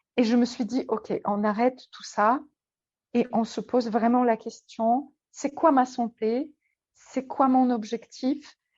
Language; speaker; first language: French; non-native, fluent; Polish